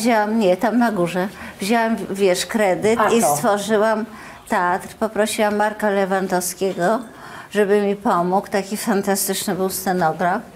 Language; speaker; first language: Polish; native; Polish